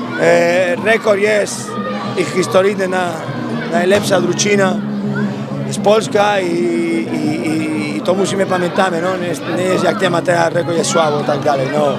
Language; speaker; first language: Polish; non-native, learner; Spanish